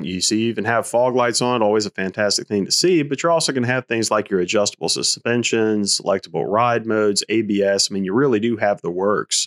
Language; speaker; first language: English; native; English